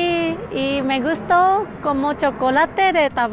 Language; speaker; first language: Spanish; non-native, learner; Japanese